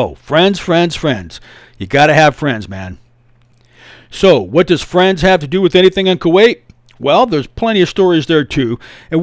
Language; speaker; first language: English; native; English